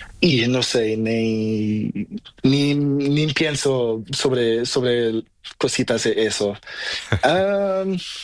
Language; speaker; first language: Spanish; non-native, learner; Portuguese